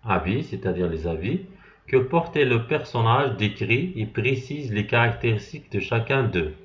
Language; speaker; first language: French; non-native, local second language; Arabic